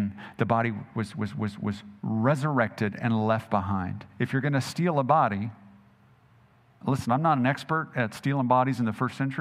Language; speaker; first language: English; native; English